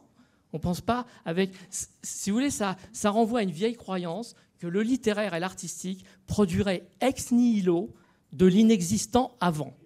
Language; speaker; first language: French; native; French